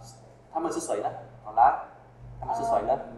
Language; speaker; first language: Chinese; non-native, fluent; Vietnamese